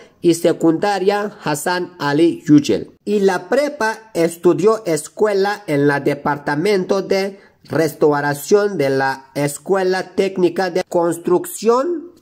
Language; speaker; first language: Spanish; non-native, fluent; Turkish